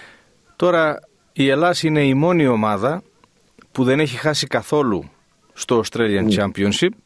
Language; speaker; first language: Greek; native; Greek